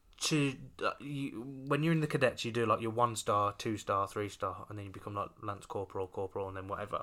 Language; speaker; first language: English; native; English